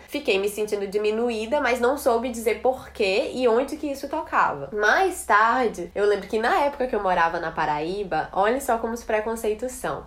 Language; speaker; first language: Portuguese; native; Portuguese